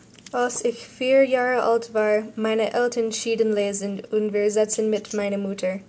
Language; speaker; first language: German; non-native, learner; English